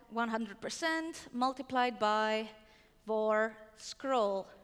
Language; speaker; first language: English; non-native, fluent; Greek